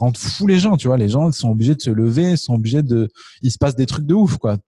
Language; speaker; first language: French; native; French